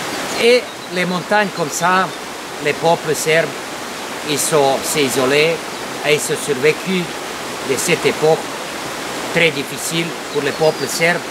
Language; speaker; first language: French; non-native, fluent; Serbian